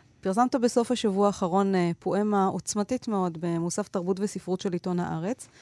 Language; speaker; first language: Hebrew; native; Hebrew